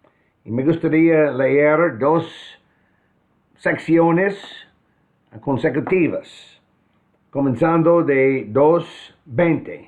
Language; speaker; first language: Spanish; non-native, fluent; English